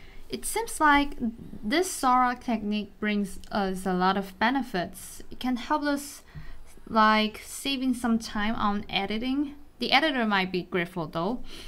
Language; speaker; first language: English; non-native, fluent; Chinese